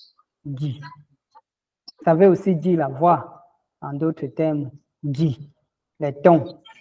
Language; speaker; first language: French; non-native, local second language; Ghomala